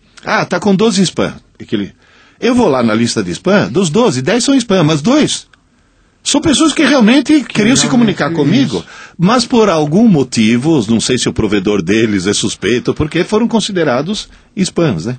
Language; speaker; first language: Portuguese; non-native, fluent; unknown